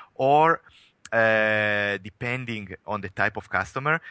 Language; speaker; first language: English; non-native, fluent; Italian